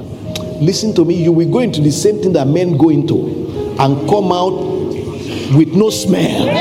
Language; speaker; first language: English; non-native, local second language; Yoruba